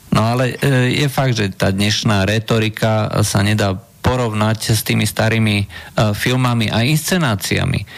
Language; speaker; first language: Slovak; native; Slovak